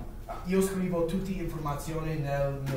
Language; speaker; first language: Italian; non-native, learner; English